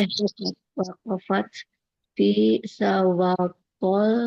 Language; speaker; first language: Arabic; non-native, learner; Indonesian